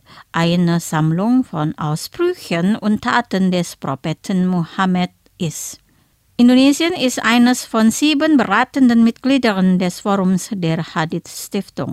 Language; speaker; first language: German; non-native, fluent; Indonesian